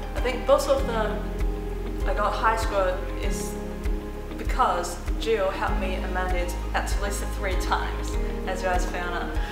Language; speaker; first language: English; non-native, fluent; Chinese